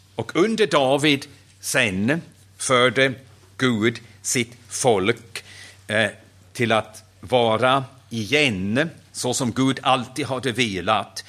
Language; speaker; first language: Swedish; non-native, fluent; German